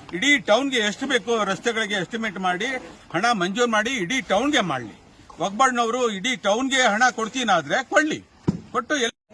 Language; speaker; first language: Kannada; non-native, local second language; Urdu